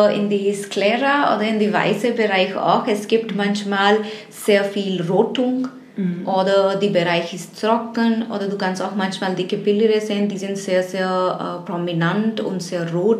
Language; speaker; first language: German; non-native, fluent; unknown